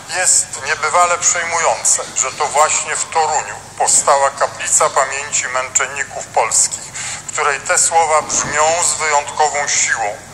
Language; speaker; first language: Polish; native; Polish